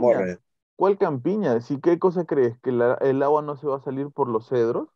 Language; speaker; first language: Spanish; native; Spanish